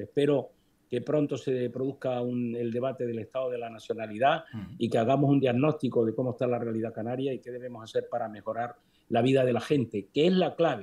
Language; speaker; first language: Spanish; native; Spanish